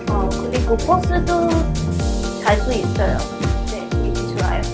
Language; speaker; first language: Korean; non-native, learner; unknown